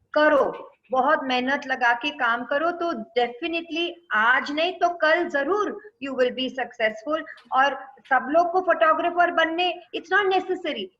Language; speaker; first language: Hindi; non-native, local second language; Tamil